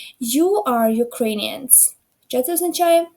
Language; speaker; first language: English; non-native, fluent; Ukrainian